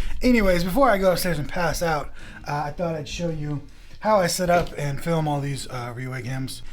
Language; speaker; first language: English; native; English